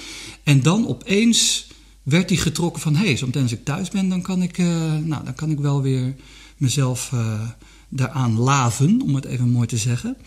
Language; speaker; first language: Dutch; native; Dutch